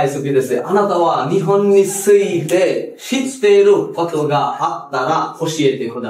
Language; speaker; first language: Japanese; non-native, fluent; Bangla